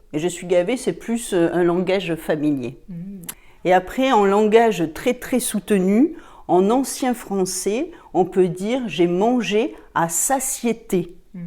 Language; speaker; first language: French; native; French